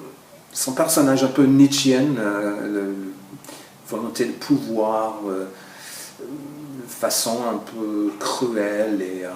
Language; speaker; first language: French; non-native, fluent; English